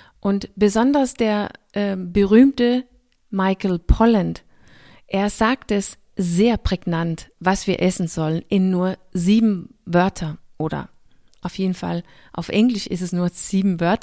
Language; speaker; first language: German; non-native, fluent; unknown